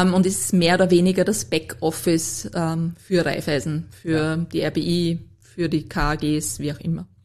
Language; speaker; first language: German; native; German